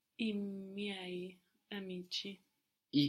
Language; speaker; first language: Italian; non-native, learner; English